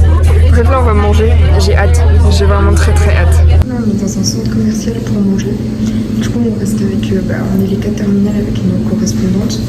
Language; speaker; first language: French; native; French